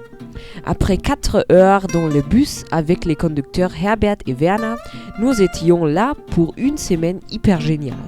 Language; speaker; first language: French; non-native, learner; German